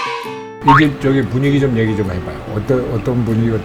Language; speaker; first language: Korean; native; Korean